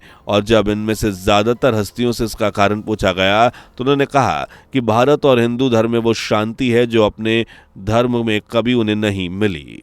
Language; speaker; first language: Hindi; native; Hindi